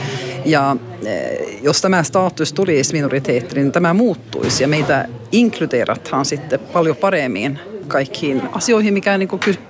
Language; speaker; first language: Finnish; non-native, local second language; Swedish